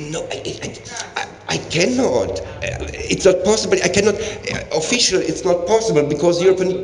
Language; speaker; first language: English; non-native, learner; German